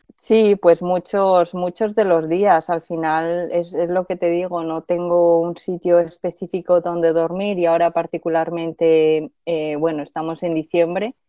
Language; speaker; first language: Spanish; native; Spanish